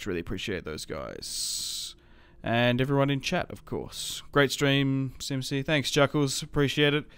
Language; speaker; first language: English; native; English